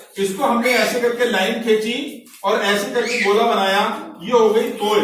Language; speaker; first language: Hindi; native; Hindi